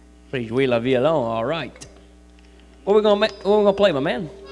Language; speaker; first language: English; early bilingual, other home language; French